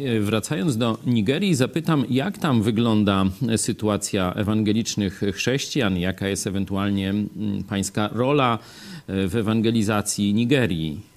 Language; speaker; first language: Polish; native; Polish